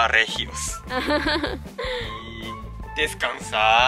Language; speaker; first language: Spanish; non-native, learner; Japanese